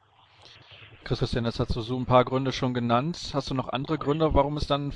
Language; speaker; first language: German; native; German